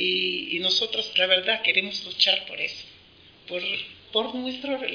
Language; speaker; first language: Spanish; non-native, learner; Arabic